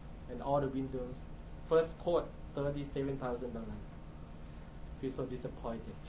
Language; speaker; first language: English; non-native, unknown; Thai